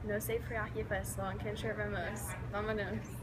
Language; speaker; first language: Spanish; non-native, learner; English